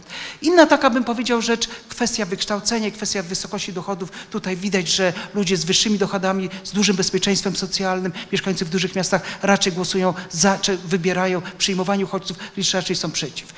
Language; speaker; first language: Polish; native; Polish